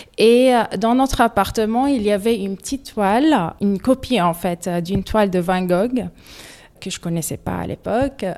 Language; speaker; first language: French; non-native, fluent; Arabic